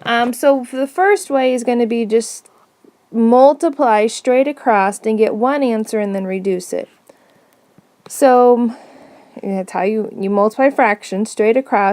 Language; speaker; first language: English; native; English